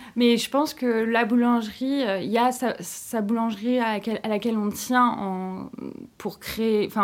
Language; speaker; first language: French; native; French